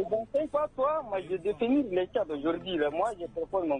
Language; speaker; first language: French; non-native, learner; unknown